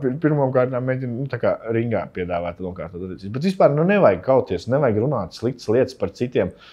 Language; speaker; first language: Latvian; native; Latvian